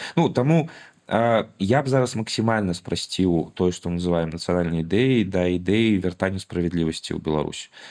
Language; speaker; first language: Belarusian; non-native, local second language; Russian